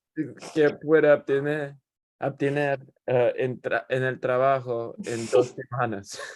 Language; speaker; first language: Spanish; non-native, learner; English